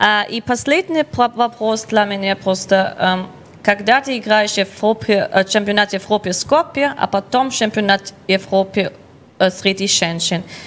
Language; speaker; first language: Russian; non-native, learner; German